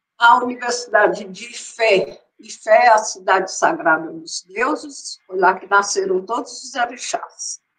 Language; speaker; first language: Portuguese; native; Portuguese